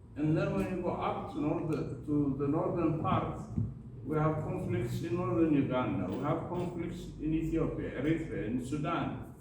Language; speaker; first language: English; non-native, local second language; Amharic